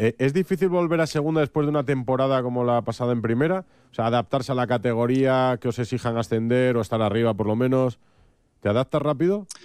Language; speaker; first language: Spanish; native; Spanish